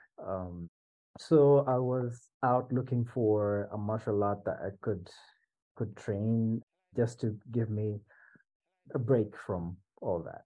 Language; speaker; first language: English; non-native, local second language; Swahili